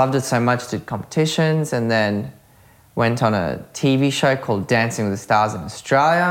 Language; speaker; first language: English; early bilingual, other home language; Russian